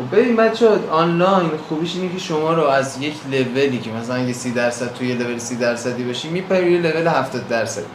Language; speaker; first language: Persian; native; Persian